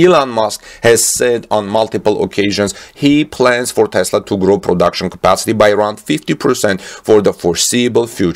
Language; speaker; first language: English; non-native, fluent; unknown